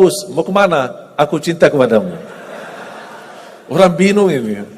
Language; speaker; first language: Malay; non-native, fluent; Arabic